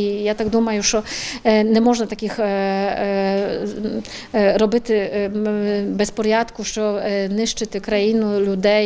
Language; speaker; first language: Ukrainian; non-native, fluent; Polish